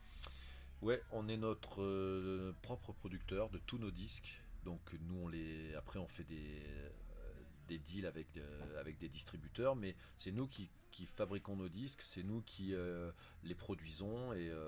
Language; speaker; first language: French; native; French